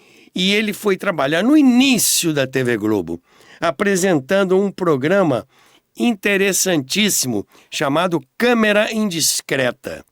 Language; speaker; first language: Portuguese; native; Portuguese